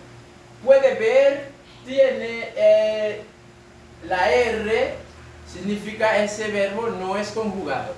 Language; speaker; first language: Spanish; non-native, learner; French